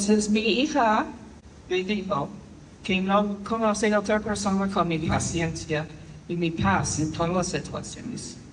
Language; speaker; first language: Spanish; non-native, fluent; English